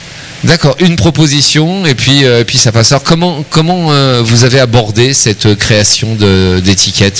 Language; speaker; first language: French; native; French